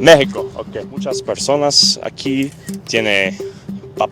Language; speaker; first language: Spanish; non-native, learner; English